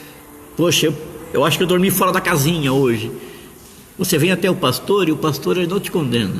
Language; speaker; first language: Portuguese; native; Portuguese